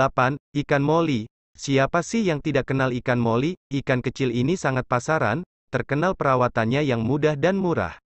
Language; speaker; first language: Indonesian; native; Indonesian